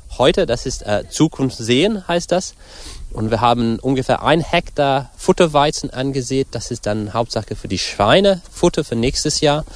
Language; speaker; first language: German; non-native, fluent; English